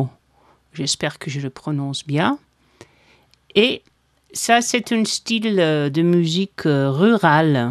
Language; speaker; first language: French; non-native, fluent; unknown